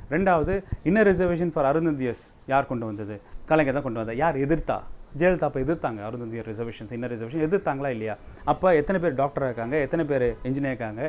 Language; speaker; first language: Tamil; native; Tamil